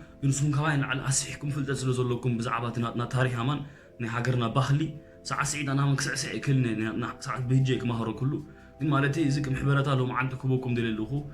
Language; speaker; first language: Tigrinya; native; Tigrinya